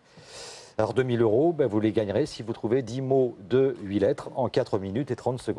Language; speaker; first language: French; native; French